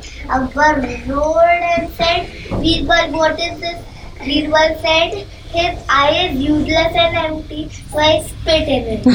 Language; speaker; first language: English; non-native, learner; Hindi